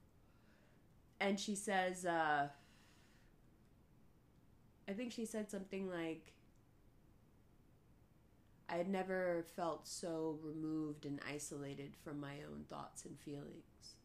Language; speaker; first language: English; early bilingual, other home language; Urdu